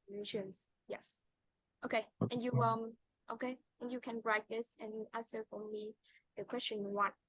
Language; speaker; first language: English; non-native, fluent; Vietnamese